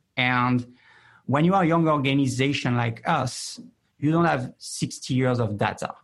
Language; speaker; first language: English; non-native, fluent; French